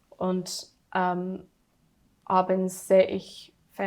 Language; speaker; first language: German; non-native, learner; English